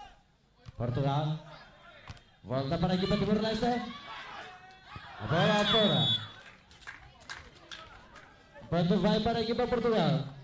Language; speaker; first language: Portuguese; non-native, local second language; Tetum